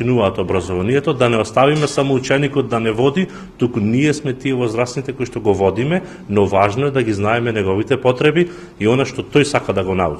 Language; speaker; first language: Macedonian; native; Macedonian